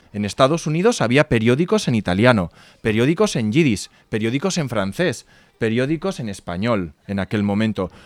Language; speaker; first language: Spanish; native; Spanish